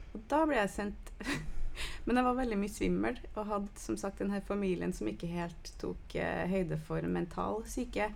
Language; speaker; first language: Norwegian; non-native, fluent; English